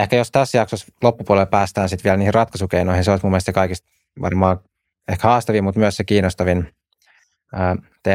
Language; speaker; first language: Finnish; native; Finnish